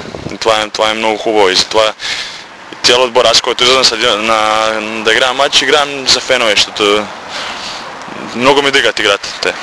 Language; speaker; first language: Bulgarian; non-native, learner; Croatian